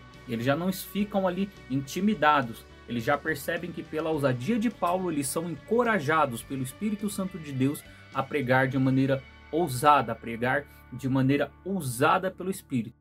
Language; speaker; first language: Portuguese; native; Portuguese